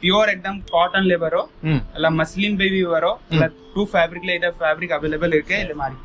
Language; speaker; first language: Tamil; non-native, learner; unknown